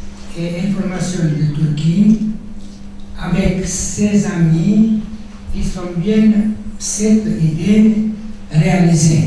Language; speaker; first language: French; non-native, fluent; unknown